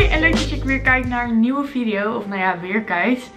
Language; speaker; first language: Dutch; native; Dutch